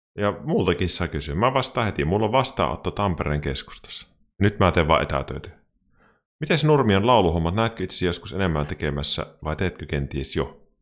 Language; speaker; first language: Finnish; native; Finnish